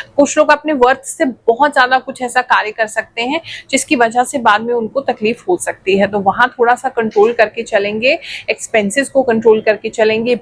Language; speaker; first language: Hindi; native; Hindi